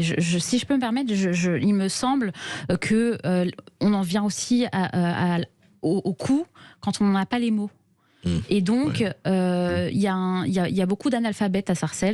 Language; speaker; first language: French; native; French